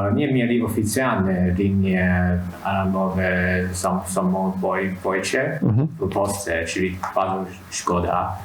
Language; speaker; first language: Polish; non-native, learner; Chinese